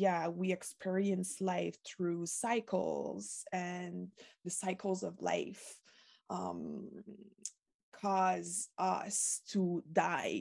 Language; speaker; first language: English; non-native, fluent; French